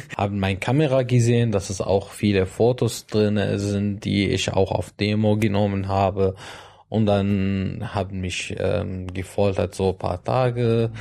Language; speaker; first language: German; non-native, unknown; Arabic